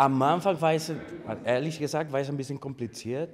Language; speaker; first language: German; non-native, fluent; Spanish